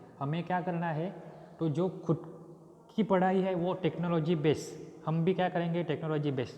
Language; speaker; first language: Hindi; non-native, local second language; Marathi